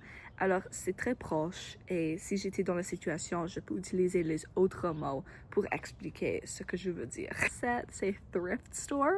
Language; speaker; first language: French; non-native, learner; English